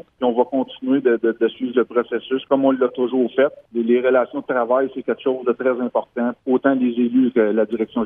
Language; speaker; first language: French; native; French